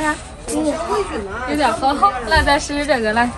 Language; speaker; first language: Chinese; native; Chinese